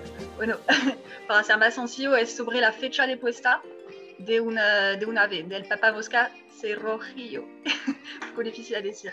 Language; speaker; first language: Spanish; non-native, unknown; French